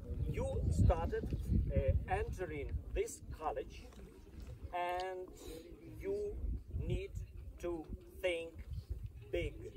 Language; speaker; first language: English; non-native, fluent; Ukrainian